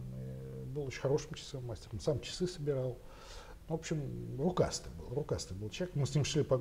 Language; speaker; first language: Russian; native; Russian